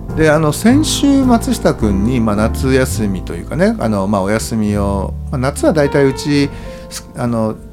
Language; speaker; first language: Japanese; native; Japanese